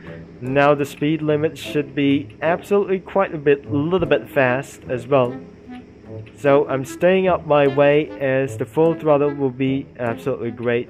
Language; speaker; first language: English; non-native, learner; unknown